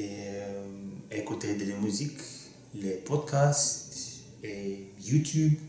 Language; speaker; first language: French; non-native, learner; Russian